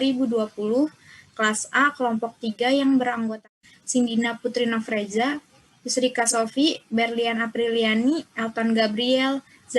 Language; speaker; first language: Indonesian; native; Indonesian